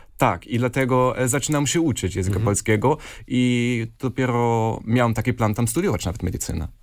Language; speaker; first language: Polish; non-native, fluent; German